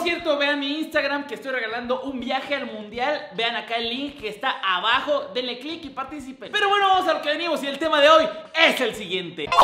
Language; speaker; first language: Spanish; native; Spanish